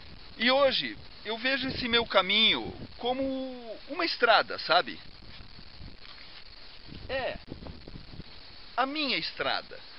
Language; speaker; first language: Portuguese; native; Portuguese